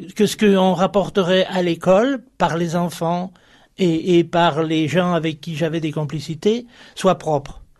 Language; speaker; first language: French; native; French